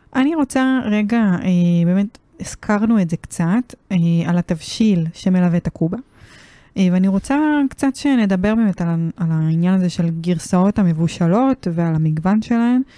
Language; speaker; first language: Hebrew; early bilingual, other home language; Arabic